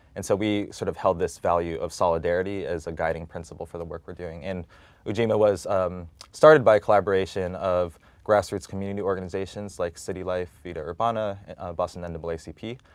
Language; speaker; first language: English; native; English